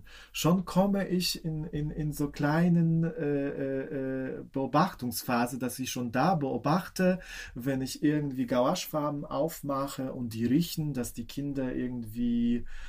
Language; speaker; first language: German; non-native, fluent; Polish